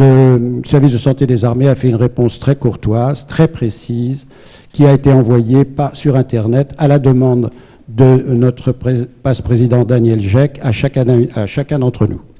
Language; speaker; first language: French; native; French